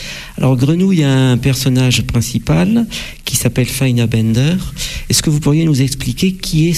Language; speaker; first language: French; native; French